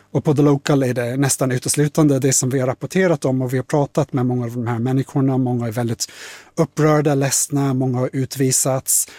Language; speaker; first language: Swedish; non-native, fluent; English